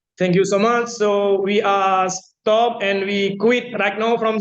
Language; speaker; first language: English; non-native, fluent; Indonesian